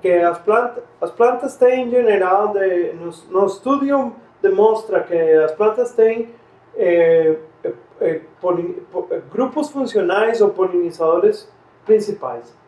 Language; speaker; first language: Portuguese; non-native, fluent; Spanish